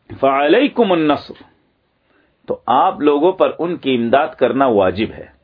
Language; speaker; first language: Urdu; native; Urdu